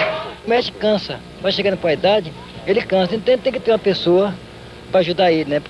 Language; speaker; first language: Portuguese; native; Portuguese